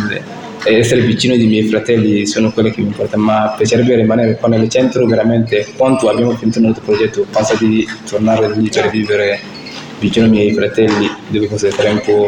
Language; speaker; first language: Italian; non-native, learner; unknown